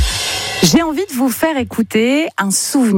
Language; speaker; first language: French; native; French